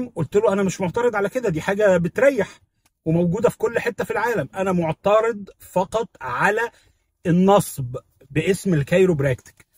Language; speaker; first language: Arabic; native; Arabic